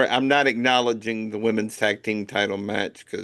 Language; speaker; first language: English; native; English